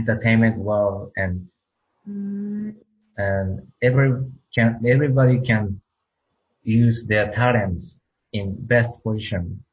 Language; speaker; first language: English; non-native, learner; Japanese